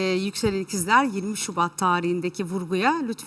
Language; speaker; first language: Turkish; native; Turkish